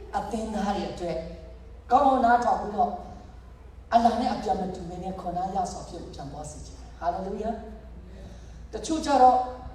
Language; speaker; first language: Burmese; non-native, local second language; Tedim Chin